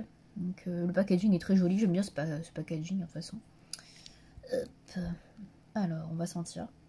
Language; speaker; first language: French; native; French